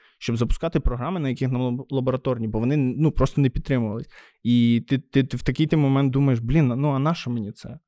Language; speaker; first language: Ukrainian; native; Ukrainian